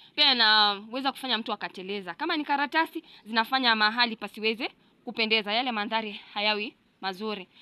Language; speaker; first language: Swahili; non-native, local second language; Gusii